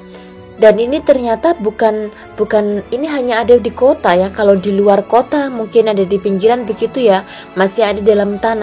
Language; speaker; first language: Indonesian; non-native, local second language; Javanese